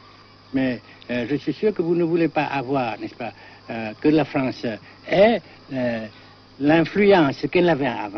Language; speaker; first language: French; non-native, local second language; Vietnamese